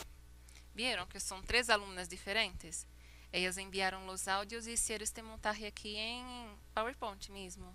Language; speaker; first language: Spanish; non-native, fluent; Portuguese